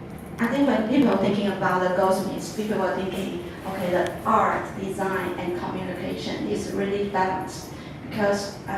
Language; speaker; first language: English; non-native, fluent; Chinese